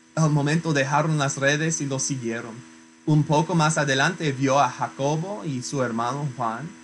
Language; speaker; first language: Spanish; non-native, fluent; English